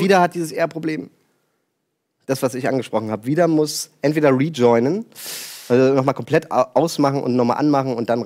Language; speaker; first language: German; native; German